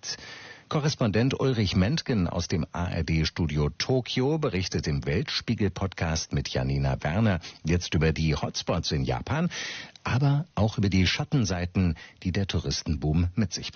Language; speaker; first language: German; native; German